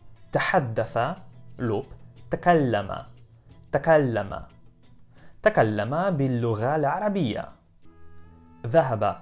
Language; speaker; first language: Arabic; non-native, fluent; Polish